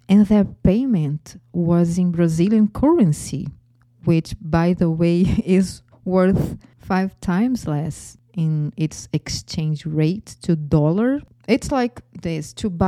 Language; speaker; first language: English; non-native, fluent; Portuguese